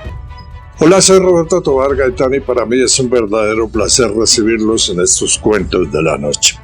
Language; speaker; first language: Spanish; native; Spanish